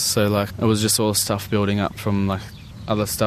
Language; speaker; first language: English; native; English